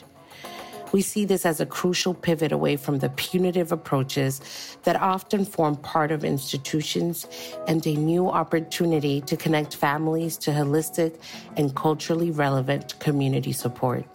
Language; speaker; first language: English; early bilingual, other home language; Spanish